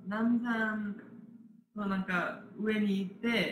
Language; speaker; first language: Japanese; non-native, learner; Korean